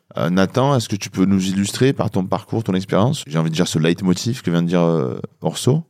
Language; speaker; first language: French; native; French